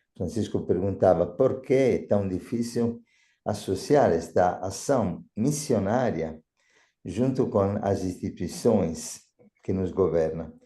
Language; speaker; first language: Portuguese; non-native, fluent; Italian